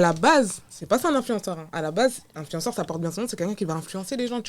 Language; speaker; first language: French; native; French